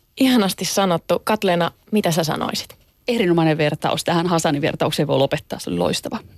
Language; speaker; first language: Finnish; early bilingual, other home language; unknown